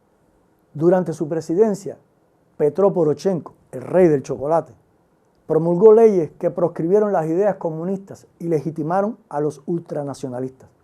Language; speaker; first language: Spanish; native; Spanish